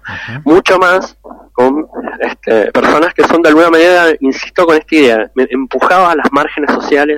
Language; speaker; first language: Spanish; native; Spanish